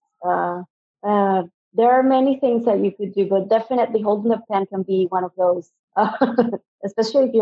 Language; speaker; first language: English; non-native, fluent; Spanish